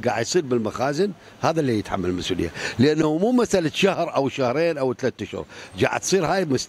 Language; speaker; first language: Arabic; native; Arabic